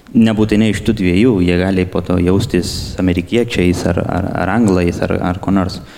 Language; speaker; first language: Lithuanian; early bilingual, heritage; Lithuanian